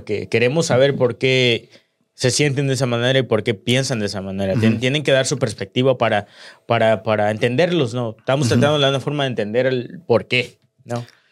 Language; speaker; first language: Spanish; early bilingual, heritage; Spanish